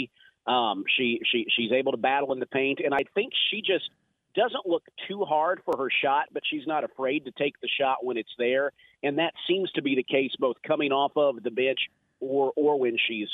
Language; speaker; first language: English; native; English